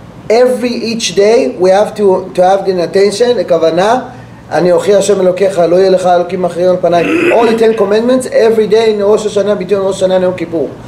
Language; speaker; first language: English; non-native, fluent; Hebrew